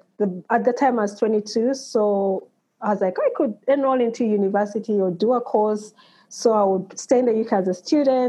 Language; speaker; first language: English; non-native, local second language; Ganda